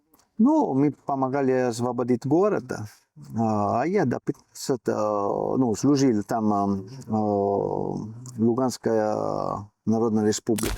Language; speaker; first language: Russian; non-native, learner; Italian